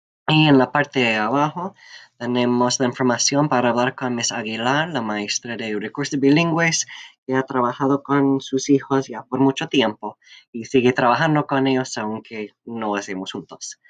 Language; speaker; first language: Spanish; non-native, fluent; English